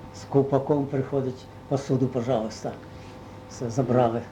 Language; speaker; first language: Russian; non-native, local second language; Ukrainian